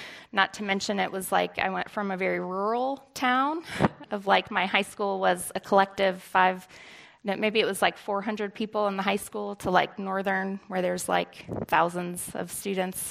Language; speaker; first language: English; native; English